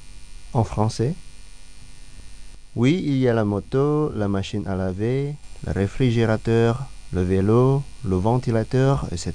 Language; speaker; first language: French; non-native, fluent; Indonesian